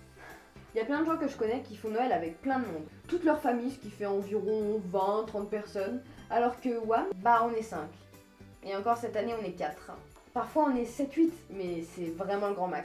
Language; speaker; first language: French; native; French